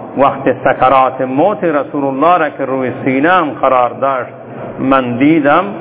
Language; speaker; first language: Persian; non-native, local second language; Baluchi